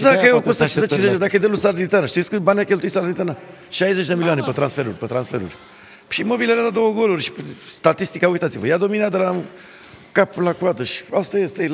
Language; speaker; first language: Romanian; native; Romanian